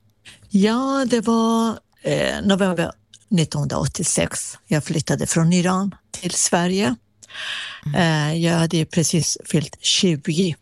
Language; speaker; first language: Swedish; non-native, fluent; Persian